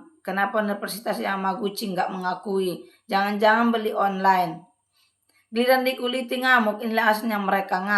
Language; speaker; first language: Indonesian; native; Indonesian